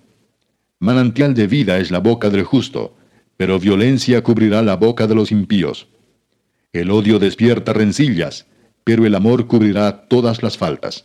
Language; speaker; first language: Spanish; native; Spanish